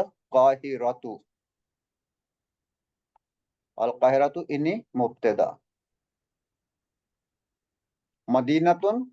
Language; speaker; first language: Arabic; non-native, fluent; Indonesian